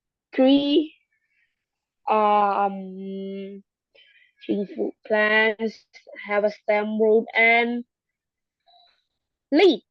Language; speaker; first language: English; non-native, learner; Thai